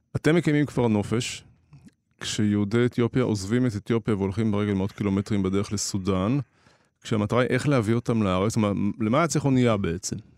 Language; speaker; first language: Hebrew; native; Hebrew